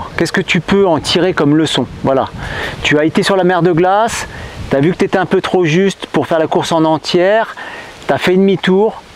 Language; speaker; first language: French; native; French